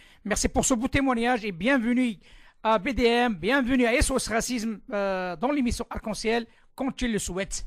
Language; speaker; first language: French; non-native, local second language; Arabic